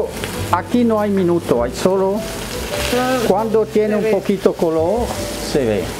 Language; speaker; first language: Spanish; non-native, learner; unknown